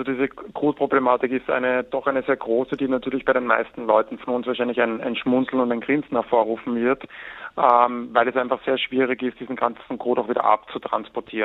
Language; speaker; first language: German; native; German